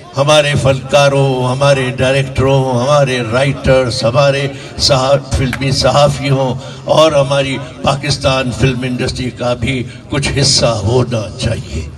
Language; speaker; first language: Urdu; non-native, local second language; Sindhi